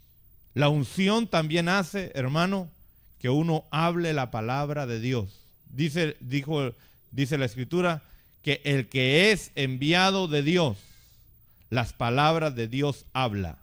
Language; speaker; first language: Spanish; native; Spanish